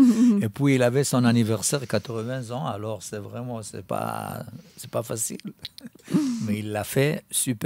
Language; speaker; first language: French; non-native, fluent; Hebrew